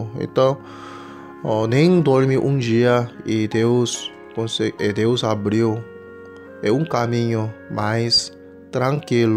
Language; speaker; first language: Portuguese; non-native, fluent; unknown